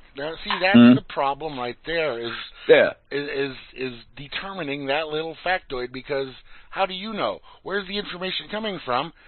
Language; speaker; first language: English; native; English